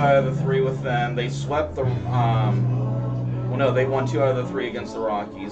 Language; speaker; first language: English; native; English